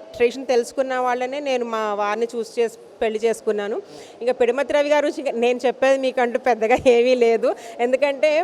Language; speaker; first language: Telugu; native; Telugu